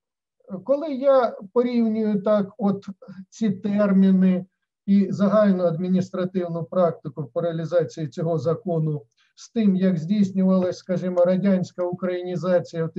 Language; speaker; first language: Ukrainian; native; Ukrainian